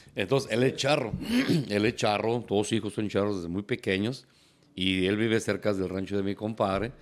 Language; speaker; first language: Spanish; native; Spanish